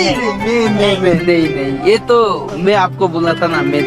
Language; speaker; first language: Hindi; non-native, learner; Bangla